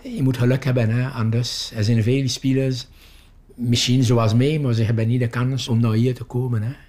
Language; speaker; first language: Dutch; non-native, learner; Morisyen